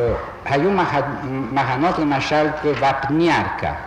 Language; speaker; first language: Hebrew; non-native, fluent; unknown